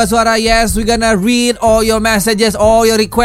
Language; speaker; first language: English; non-native, learner; Indonesian